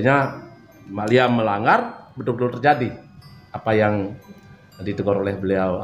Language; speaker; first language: Indonesian; non-native, local second language; Balinese